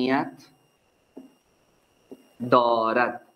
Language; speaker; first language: Persian; non-native, fluent; Urdu